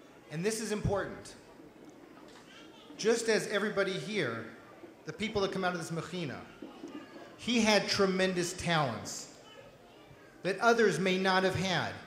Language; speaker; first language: English; native; English